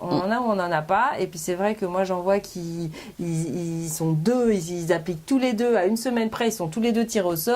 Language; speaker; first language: French; native; French